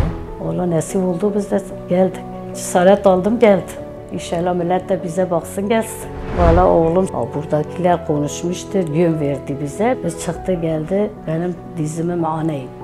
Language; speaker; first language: Turkish; non-native, local second language; Azerbaijani